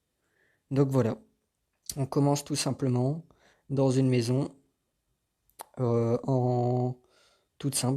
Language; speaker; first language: French; native; French